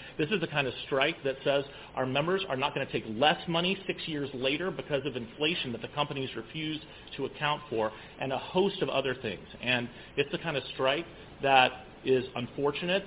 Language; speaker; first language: English; native; English